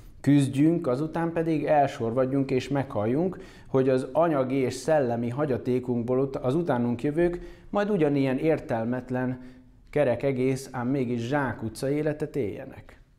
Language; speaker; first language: Hungarian; native; Hungarian